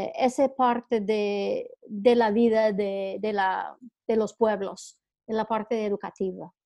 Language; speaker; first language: Spanish; non-native, fluent; English